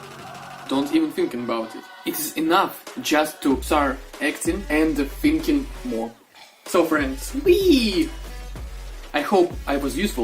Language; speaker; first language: English; non-native, fluent; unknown